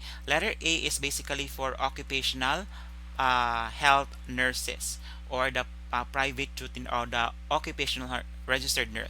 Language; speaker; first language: English; non-native, local second language; Filipino